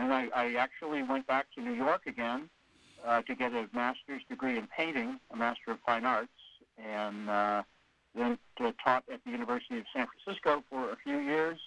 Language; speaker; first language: English; native; English